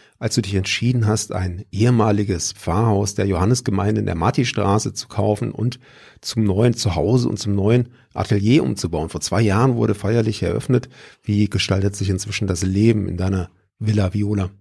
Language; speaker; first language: German; native; German